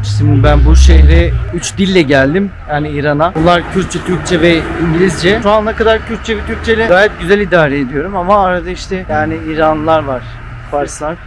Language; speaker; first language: Turkish; non-native, local second language; Kurdish